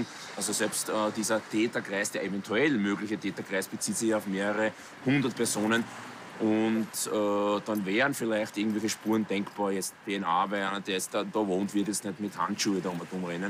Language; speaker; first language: German; native; German